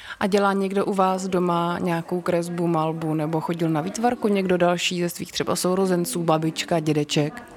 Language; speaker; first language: Czech; native; Czech